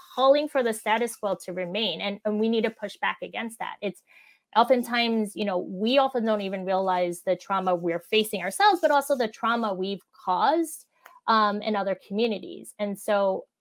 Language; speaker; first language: English; native; English